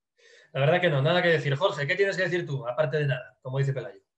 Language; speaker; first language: Spanish; native; Spanish